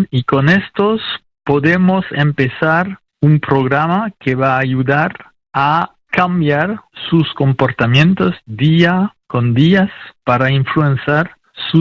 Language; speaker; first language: Spanish; non-native, fluent; French